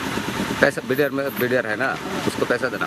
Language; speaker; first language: Hindi; non-native, learner; Bangla